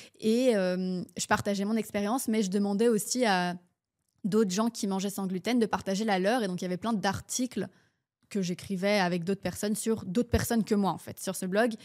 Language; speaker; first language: French; early bilingual, heritage; French